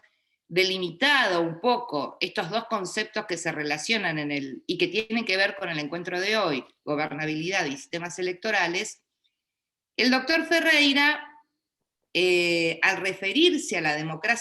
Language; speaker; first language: Spanish; native; Spanish